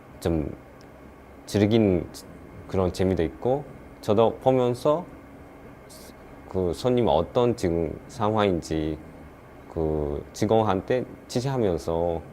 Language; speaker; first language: Korean; non-native, learner; Japanese